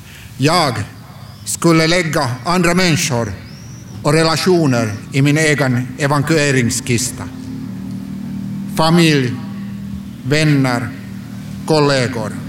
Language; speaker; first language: Swedish; non-native, local second language; Finnish